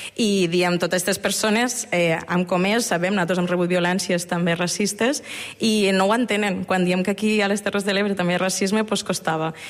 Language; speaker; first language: Catalan; early bilingual, other home language; Romanian